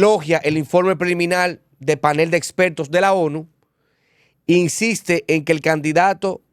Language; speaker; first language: Spanish; native; Spanish